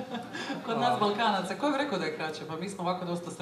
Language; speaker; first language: Croatian; native; Croatian